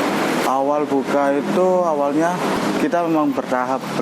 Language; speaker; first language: Indonesian; non-native, local second language; Javanese